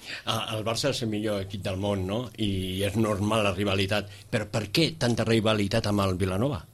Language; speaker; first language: Catalan; native; Catalan